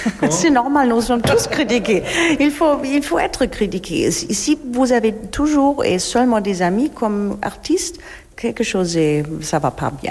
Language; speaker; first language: French; non-native, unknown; German